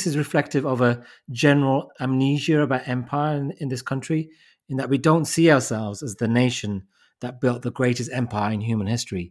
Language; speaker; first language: English; native; English